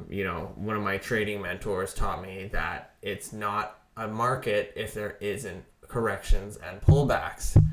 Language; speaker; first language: English; native; English